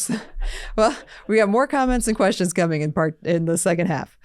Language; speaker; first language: English; native; English